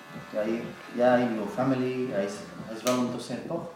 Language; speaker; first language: Dutch; non-native, learner; Arabic